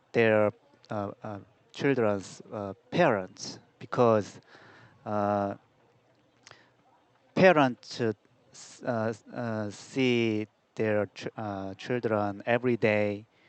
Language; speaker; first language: English; non-native, learner; Korean